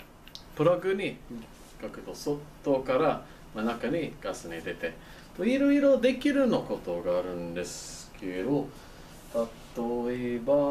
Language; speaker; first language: Japanese; non-native, learner; English